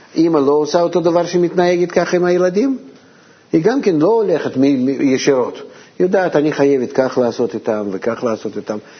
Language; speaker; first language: Hebrew; non-native, fluent; Russian